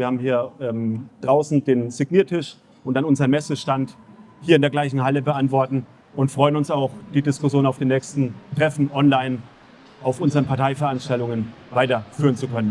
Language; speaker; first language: German; native; German